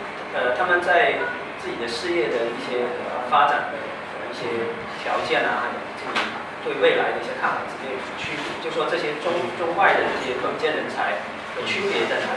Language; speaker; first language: Chinese; native; Chinese